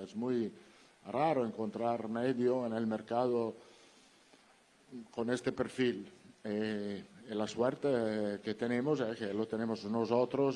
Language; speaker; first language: Spanish; non-native, fluent; Italian